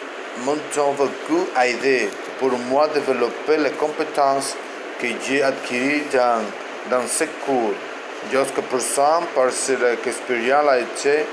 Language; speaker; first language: French; non-native, learner; Spanish